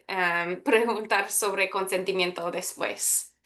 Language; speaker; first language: Spanish; early bilingual, heritage; Spanish